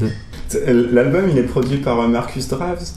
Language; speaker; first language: French; native; French